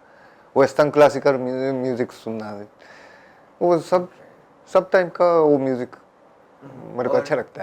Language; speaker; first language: Hindi; non-native, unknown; Japanese